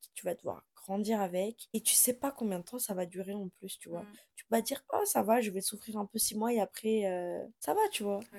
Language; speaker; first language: French; non-native, local second language; Malagasy